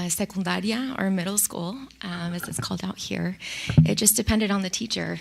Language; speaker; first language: English; early bilingual, other home language; Spanish